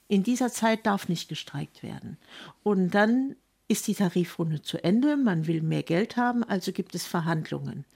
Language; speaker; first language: German; native; German